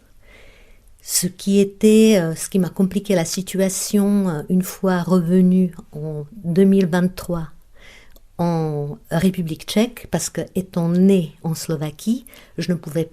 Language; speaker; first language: French; non-native, fluent; Czech